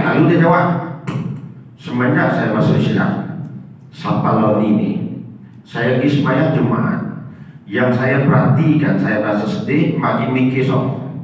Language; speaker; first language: Malay; non-native, local second language; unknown